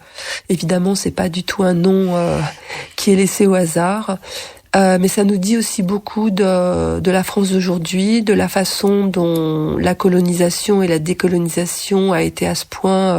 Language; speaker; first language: French; native; French